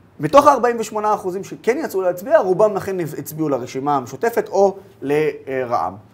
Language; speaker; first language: Hebrew; non-native, local second language; Arabic